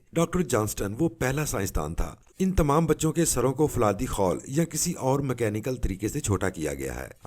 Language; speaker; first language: Urdu; native; Urdu